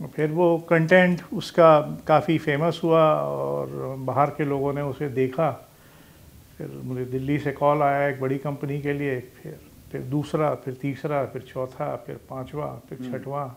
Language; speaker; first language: Hindi; native; Hindi